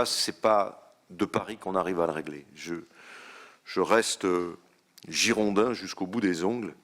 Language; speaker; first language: French; native; French